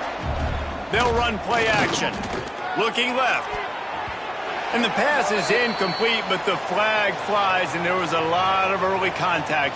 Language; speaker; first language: English; native; English